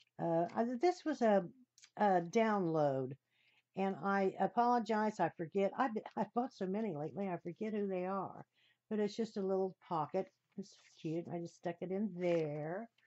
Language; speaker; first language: English; native; English